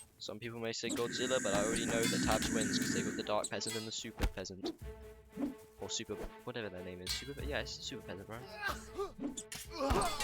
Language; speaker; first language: English; native; English